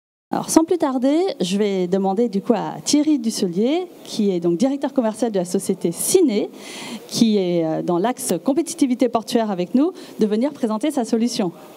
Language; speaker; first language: French; native; French